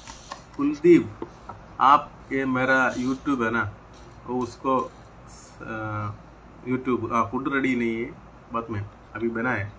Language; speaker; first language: Hindi; non-native, local second language; Malayalam